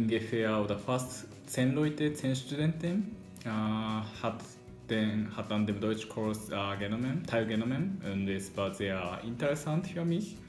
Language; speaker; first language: German; non-native, learner; Japanese